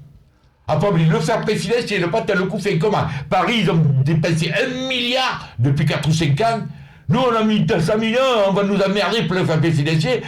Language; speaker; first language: French; native; French